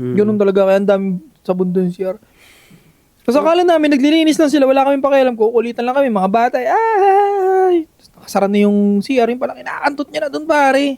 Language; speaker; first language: Filipino; native; Filipino